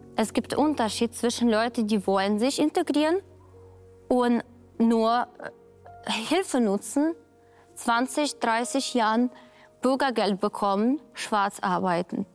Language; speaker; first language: German; non-native, learner; Ukrainian